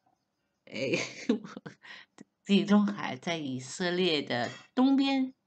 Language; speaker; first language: Chinese; non-native, learner; Hebrew